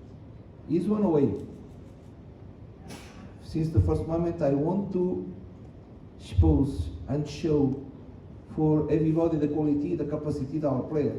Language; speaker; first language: English; non-native, learner; Portuguese